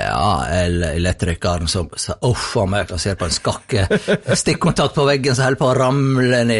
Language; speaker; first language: Norwegian; native; Norwegian